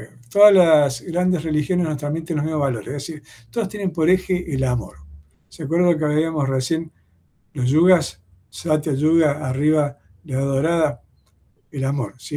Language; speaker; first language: Spanish; native; Spanish